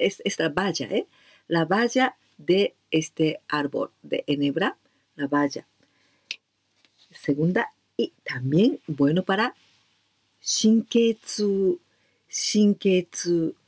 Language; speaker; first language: Spanish; non-native, learner; Japanese